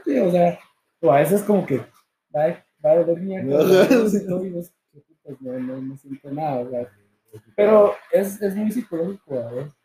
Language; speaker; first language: Spanish; native; Spanish